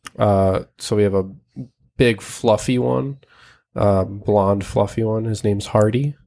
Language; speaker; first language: English; native; English